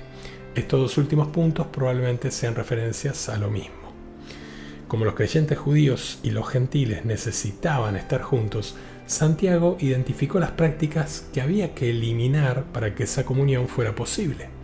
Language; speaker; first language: Spanish; native; Spanish